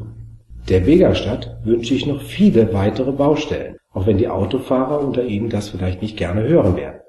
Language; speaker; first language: German; native; German